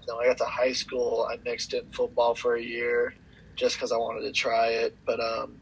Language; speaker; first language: English; native; English